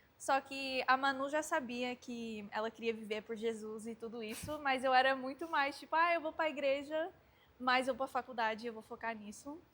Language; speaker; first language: Portuguese; early bilingual, heritage; Portuguese